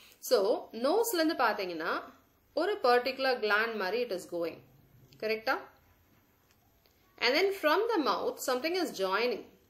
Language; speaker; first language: English; non-native, local second language; Tamil